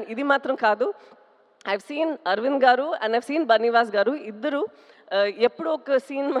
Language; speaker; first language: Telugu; non-native, local second language; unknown